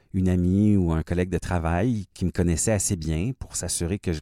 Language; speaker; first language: French; native; French